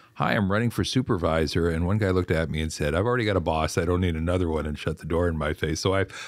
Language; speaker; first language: English; native; English